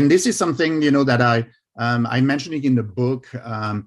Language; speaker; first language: English; non-native, fluent; French